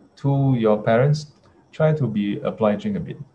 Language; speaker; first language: English; non-native, local second language; Chinese